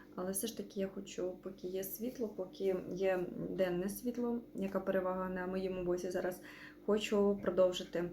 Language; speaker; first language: Ukrainian; non-native, local second language; Russian